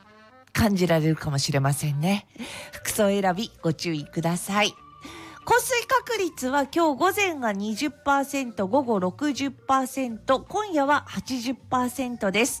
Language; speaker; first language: Japanese; native; Japanese